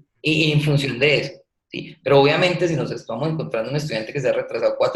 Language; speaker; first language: Spanish; native; Spanish